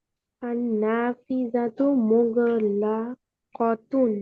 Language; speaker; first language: Arabic; non-native, learner; Bangla